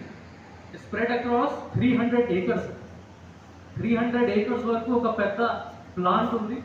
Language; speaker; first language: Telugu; non-native, fluent; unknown